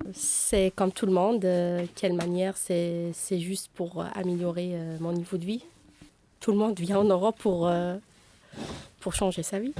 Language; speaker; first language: French; non-native, local second language; Arabic